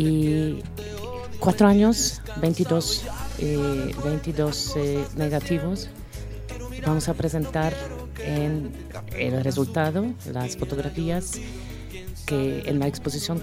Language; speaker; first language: Spanish; non-native, fluent; Polish